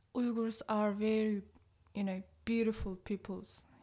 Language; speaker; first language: English; non-native, learner; Chinese